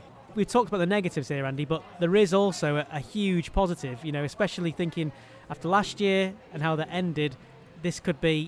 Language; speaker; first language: English; native; English